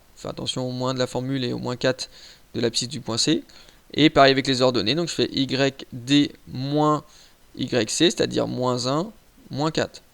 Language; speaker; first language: French; native; French